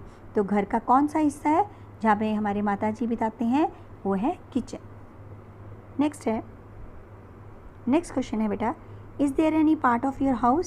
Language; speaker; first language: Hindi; native; Hindi